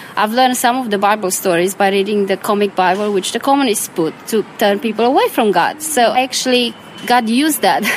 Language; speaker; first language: English; non-native, fluent; Romanian